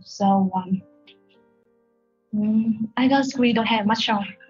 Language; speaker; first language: English; non-native, learner; Vietnamese